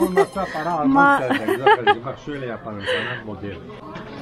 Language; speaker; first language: Turkish; native; Turkish